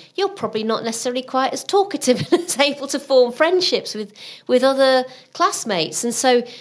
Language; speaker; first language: English; native; English